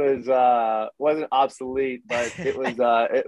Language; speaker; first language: English; native; English